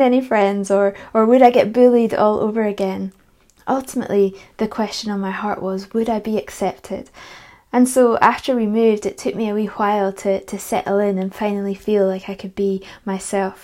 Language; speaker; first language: English; native; English